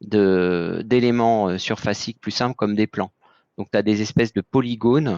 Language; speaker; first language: French; native; French